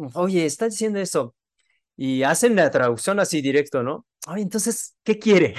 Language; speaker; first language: Spanish; non-native, fluent; Japanese